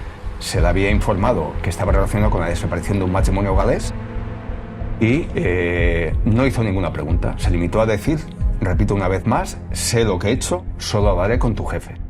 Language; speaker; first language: Spanish; native; Spanish